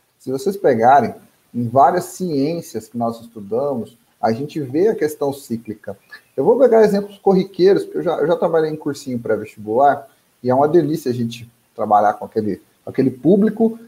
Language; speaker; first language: Portuguese; native; Portuguese